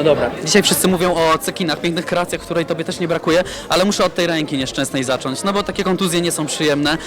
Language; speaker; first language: Polish; native; Polish